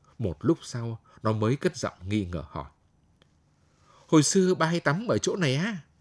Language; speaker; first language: Vietnamese; native; Vietnamese